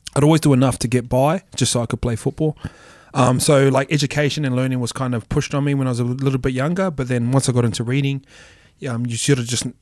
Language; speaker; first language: English; native; English